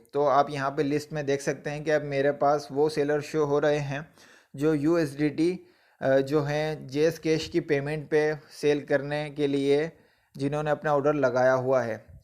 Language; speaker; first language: Hindi; non-native, local second language; Punjabi